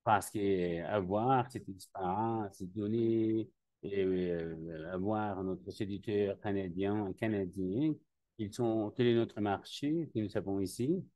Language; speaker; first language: French; non-native, learner; Spanish